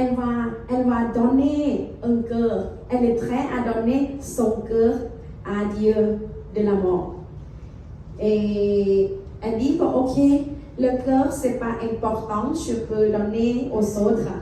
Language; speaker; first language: French; non-native, fluent; Thai